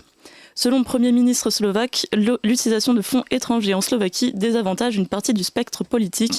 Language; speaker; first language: French; native; French